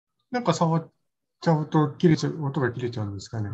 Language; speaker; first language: Japanese; native; Japanese